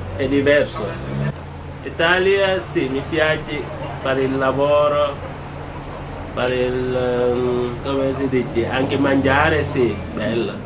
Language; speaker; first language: Italian; non-native, learner; Wolof